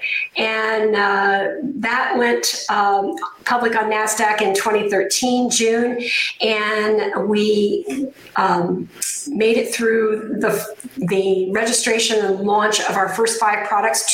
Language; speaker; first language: English; native; English